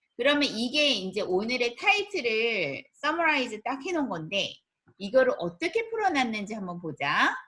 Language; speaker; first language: Korean; native; Korean